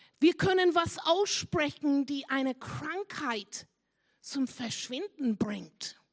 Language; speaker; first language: German; non-native, fluent; English